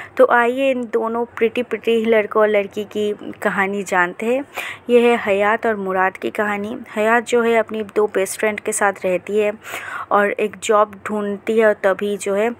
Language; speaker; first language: Hindi; non-native, local second language; Bangla